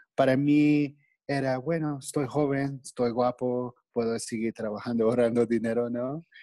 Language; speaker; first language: Spanish; non-native, fluent; English